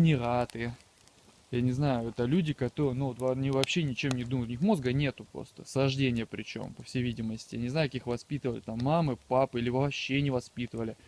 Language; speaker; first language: Russian; native; Russian